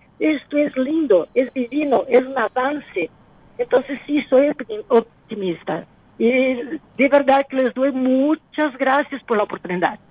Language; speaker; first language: Spanish; non-native, fluent; Portuguese